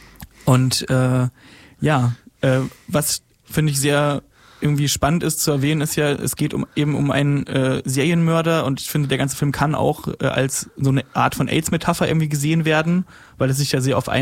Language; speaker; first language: German; native; German